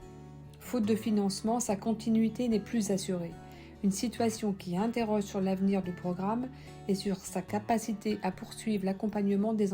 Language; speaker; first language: French; native; French